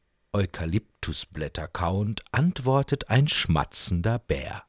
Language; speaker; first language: German; native; German